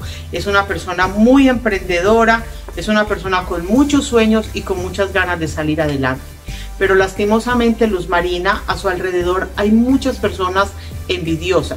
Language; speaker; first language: Spanish; native; Spanish